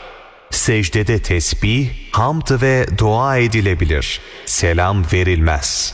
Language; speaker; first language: Turkish; native; Turkish